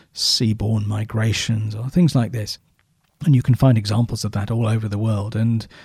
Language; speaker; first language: English; native; English